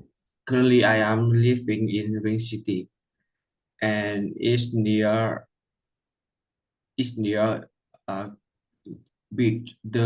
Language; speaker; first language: English; non-native, learner; Vietnamese